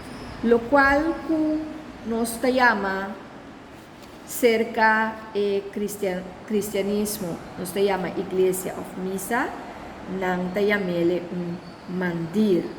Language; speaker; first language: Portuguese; non-native, learner; Papiamento